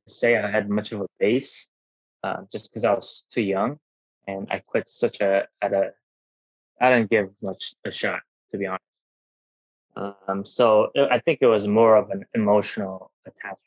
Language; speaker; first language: English; non-native, fluent; Korean